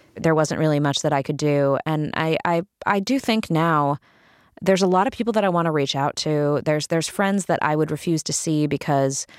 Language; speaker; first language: English; native; English